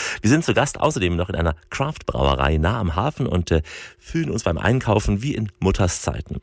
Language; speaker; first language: German; native; German